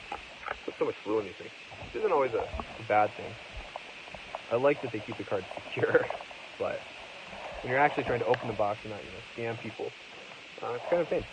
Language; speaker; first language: English; native; English